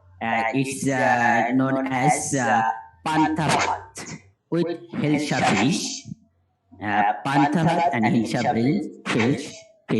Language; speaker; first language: English; non-native, learner; Bangla